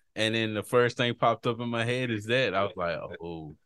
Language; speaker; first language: English; native; English